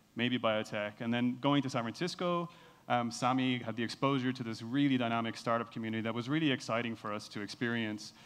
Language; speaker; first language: English; native; English